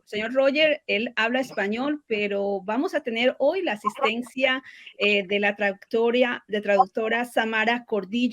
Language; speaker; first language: Spanish; native; Spanish